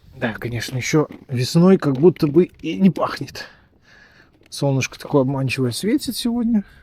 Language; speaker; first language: Russian; native; Russian